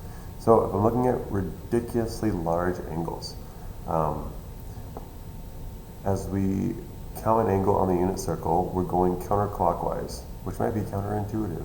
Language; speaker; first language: English; native; English